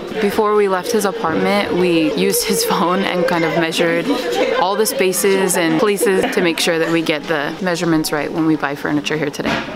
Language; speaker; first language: English; native; English